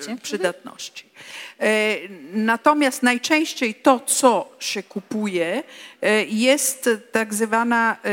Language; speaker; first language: Polish; non-native, fluent; Italian